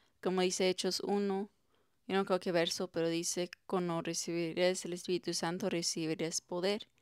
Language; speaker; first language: Spanish; early bilingual, heritage; Spanish